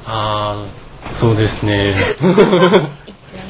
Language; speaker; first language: Japanese; non-native, learner; Chinese